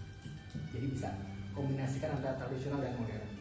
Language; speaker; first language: Indonesian; native; Indonesian